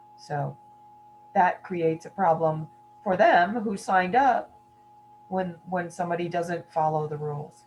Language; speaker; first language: English; native; English